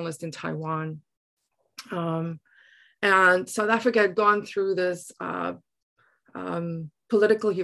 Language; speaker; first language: English; non-native, local second language; Afrikaans